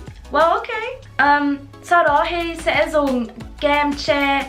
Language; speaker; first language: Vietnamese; early bilingual, heritage; Vietnamese